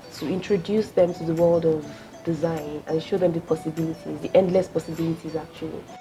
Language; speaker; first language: English; non-native, local second language; Yoruba